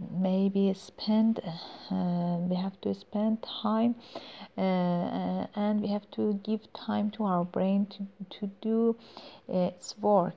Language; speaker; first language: English; non-native, learner; Persian